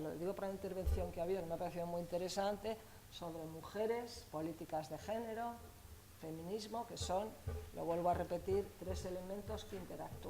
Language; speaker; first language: Spanish; native; Spanish